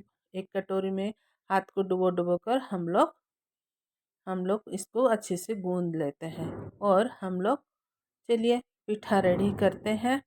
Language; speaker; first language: Hindi; non-native, local second language; Odia